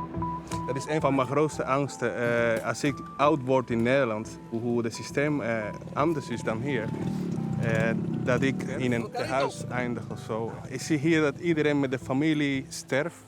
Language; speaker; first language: Dutch; non-native, fluent; Spanish